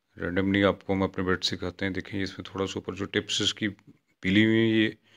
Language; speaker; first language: Urdu; non-native, local second language; Punjabi